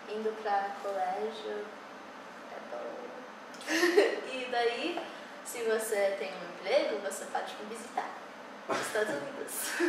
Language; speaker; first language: Portuguese; early bilingual, heritage; English